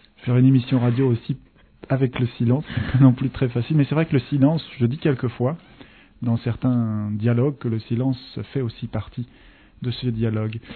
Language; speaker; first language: French; native; French